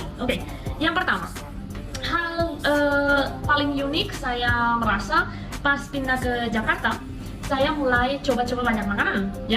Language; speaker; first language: Indonesian; non-native, fluent; Spanish